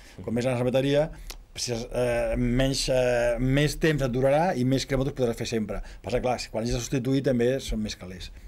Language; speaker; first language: Catalan; native; Catalan